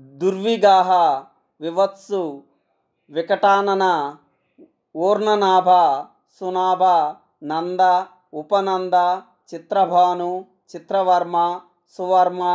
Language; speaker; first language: Telugu; native; Telugu